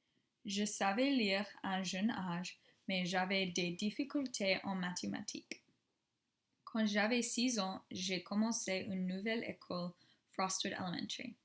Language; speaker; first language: French; non-native, learner; English